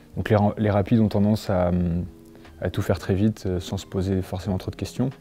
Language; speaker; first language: French; native; French